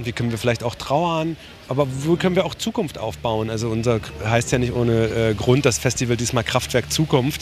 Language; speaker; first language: German; native; German